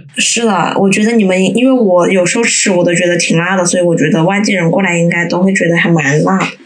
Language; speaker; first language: Chinese; native; Chinese